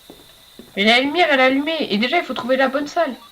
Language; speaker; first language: French; native; French